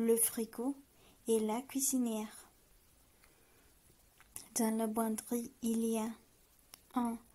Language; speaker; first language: French; non-native, learner; Spanish